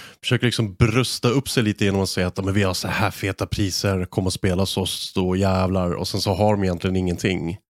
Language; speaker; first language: Swedish; native; Swedish